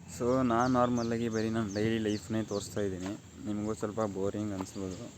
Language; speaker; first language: Kannada; native; Kannada